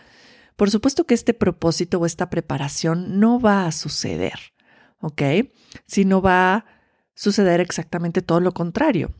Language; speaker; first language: Spanish; native; Spanish